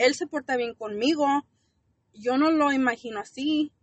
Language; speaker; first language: Spanish; early bilingual, heritage; Spanish